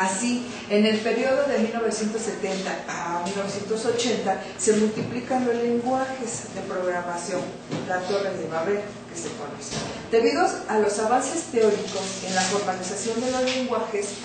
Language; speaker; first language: Spanish; native; Spanish